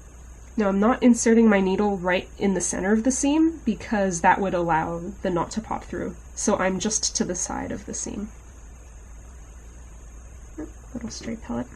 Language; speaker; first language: English; native; English